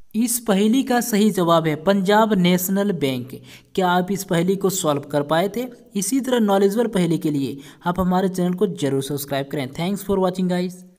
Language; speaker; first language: Hindi; native; Hindi